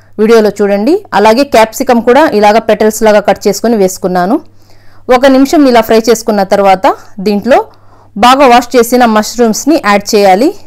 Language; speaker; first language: Telugu; non-native, local second language; Urdu